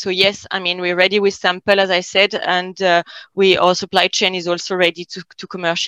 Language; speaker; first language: English; non-native, fluent; French